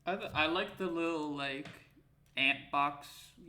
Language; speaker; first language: English; native; English